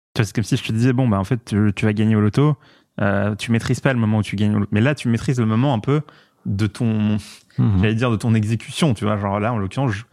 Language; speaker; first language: French; native; French